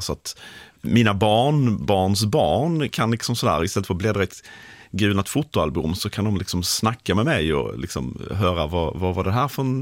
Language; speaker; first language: Swedish; native; Swedish